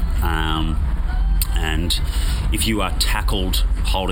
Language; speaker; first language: English; native; English